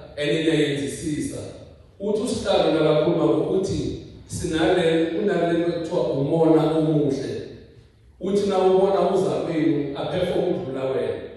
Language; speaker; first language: Zulu; non-native, local second language; South Ndebele